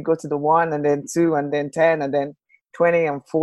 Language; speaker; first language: English; non-native, local second language; Yoruba